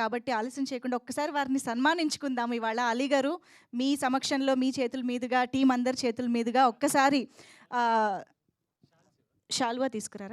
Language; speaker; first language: Telugu; native; Telugu